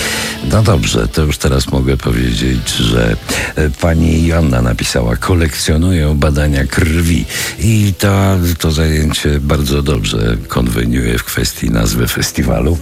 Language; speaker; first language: Polish; native; Polish